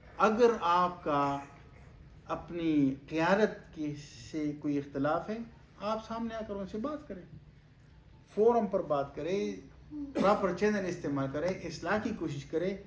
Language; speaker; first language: Urdu; non-native, local second language; Pashto